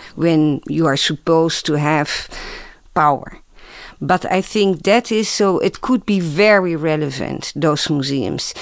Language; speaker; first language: English; non-native, fluent; Dutch